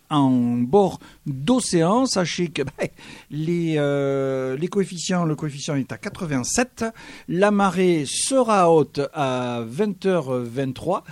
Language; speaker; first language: French; native; French